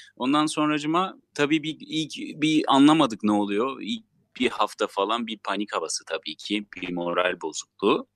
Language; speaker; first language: Turkish; non-native, local second language; Armenian